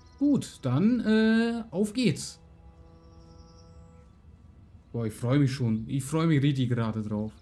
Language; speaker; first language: German; native; German